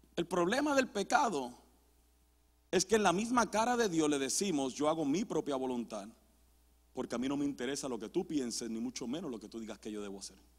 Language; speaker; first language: Spanish; early bilingual, heritage; Spanish